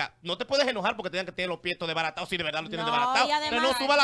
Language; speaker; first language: Spanish; native; Spanish